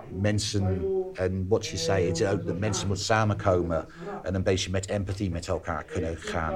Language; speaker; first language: Dutch; non-native, fluent; English